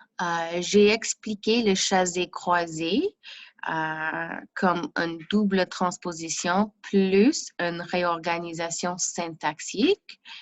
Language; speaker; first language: French; non-native, fluent; English